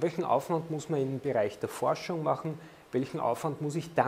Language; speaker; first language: German; native; German